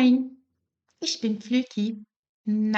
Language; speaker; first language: German; non-native, fluent; Portuguese